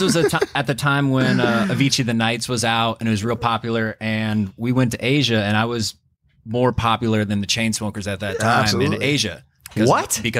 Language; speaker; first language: English; native; English